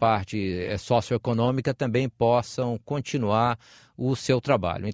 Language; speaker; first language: Portuguese; native; Portuguese